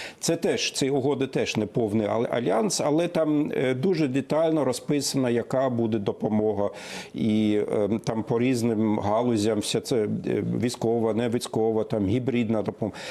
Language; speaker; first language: Ukrainian; non-native, fluent; German